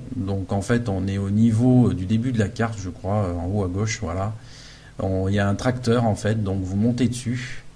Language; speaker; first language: French; native; French